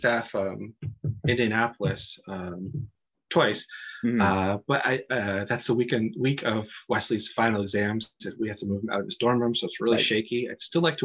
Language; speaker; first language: English; native; English